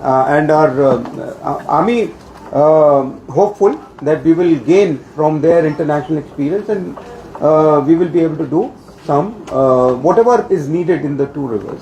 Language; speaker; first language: English; non-native, local second language; Bangla